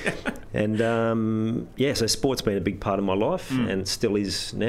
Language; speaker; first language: English; native; English